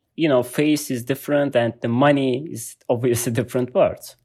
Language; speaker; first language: English; non-native, learner; Turkish